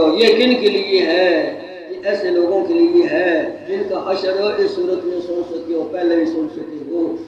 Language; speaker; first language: Urdu; non-native, local second language; Punjabi